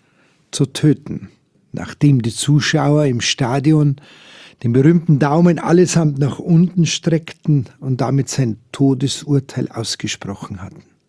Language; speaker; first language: German; native; German